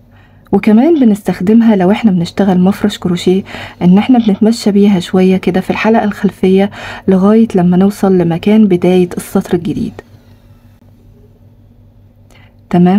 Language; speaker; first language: Arabic; native; Arabic